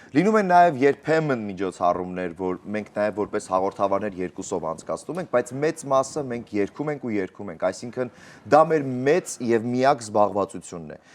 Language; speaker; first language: Armenian; native; Armenian